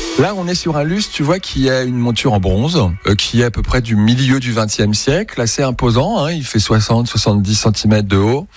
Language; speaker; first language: French; native; French